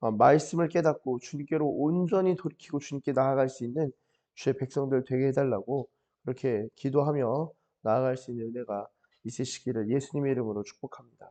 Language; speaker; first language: Korean; native; Korean